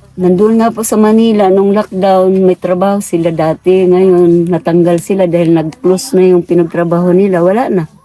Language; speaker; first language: Filipino; non-native, local second language; Cebuano